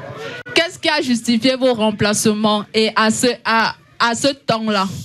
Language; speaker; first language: French; native; French